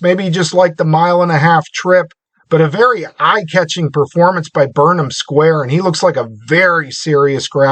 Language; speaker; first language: English; native; English